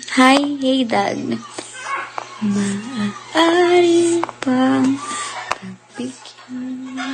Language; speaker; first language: Filipino; native; Filipino